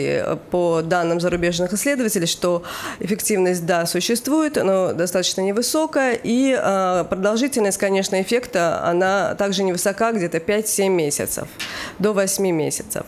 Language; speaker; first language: Russian; native; Russian